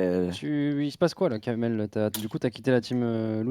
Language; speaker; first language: French; native; French